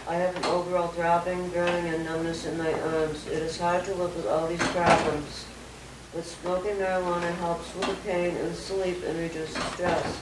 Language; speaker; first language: English; native; English